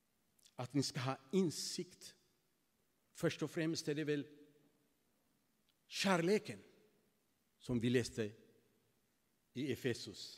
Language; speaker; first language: Swedish; non-native, fluent; Tigrinya